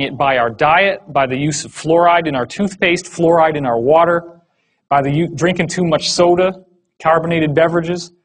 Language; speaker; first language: English; native; English